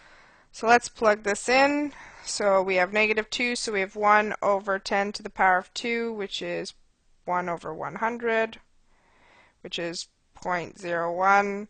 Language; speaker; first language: English; native; English